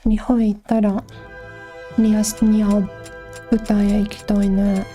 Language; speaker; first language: Japanese; non-native, learner; English